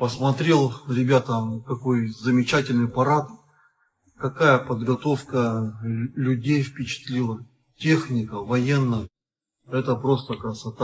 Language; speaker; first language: Russian; native; Russian